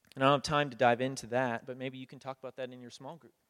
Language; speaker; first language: English; native; English